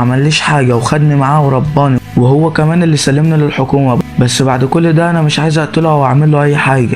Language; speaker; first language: Arabic; native; Arabic